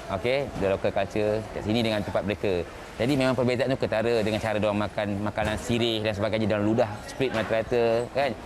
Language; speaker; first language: Malay; native; Malay